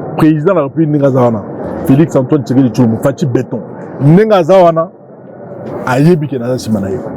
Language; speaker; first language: Lingala; native; Lingala